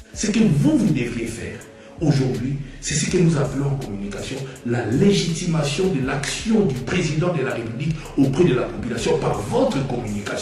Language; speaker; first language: French; non-native, local second language; Lingala